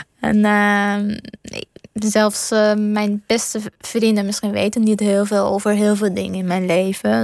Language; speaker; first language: Dutch; non-native, fluent; Persian